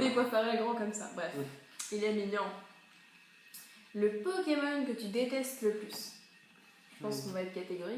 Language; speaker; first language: French; native; French